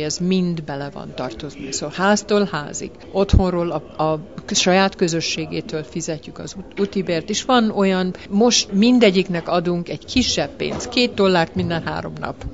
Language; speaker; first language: Hungarian; early bilingual, heritage; Hungarian